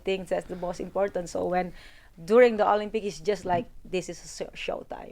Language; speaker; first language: English; non-native, fluent; Indonesian